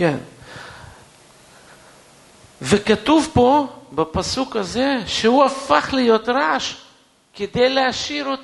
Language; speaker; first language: Hebrew; non-native, fluent; Russian